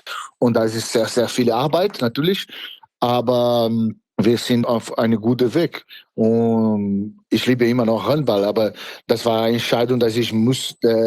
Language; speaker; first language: German; non-native, fluent; Portuguese